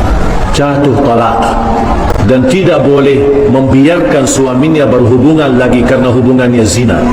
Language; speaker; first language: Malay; non-native, fluent; Arabic